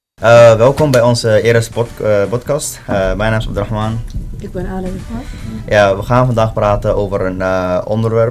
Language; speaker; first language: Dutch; early bilingual, other home language; Somali